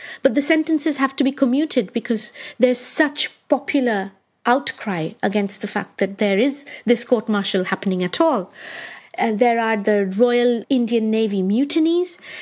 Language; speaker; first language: English; non-native, local second language; Bangla